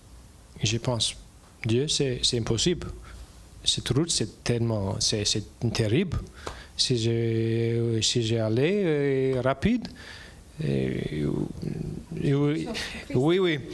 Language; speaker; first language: French; non-native, learner; English